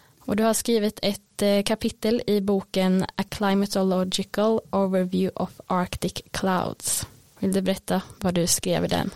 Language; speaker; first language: Swedish; native; Swedish